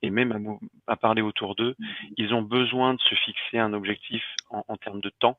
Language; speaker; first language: French; native; French